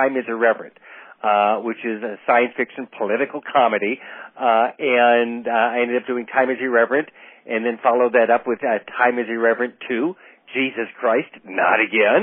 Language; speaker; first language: English; native; English